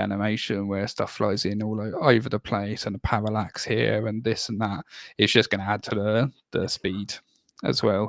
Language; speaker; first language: English; native; English